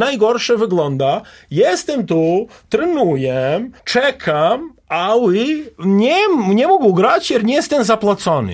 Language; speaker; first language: Polish; non-native, learner; Serbian